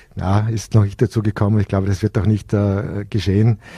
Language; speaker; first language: German; native; German